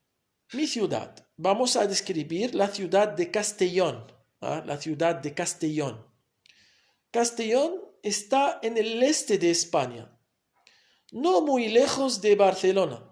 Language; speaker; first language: Spanish; non-native, fluent; Arabic